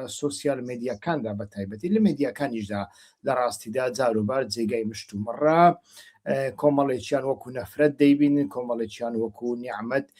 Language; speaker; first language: Central Kurdish; native; Central Kurdish